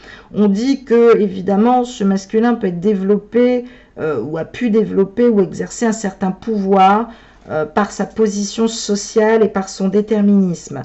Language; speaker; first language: French; native; French